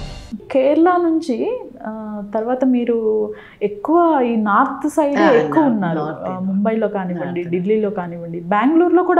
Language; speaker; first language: Telugu; native; Telugu